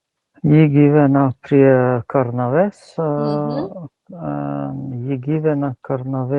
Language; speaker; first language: Lithuanian; non-native, learner; Latvian